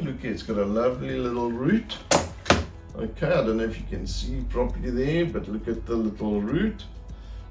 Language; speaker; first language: English; native; English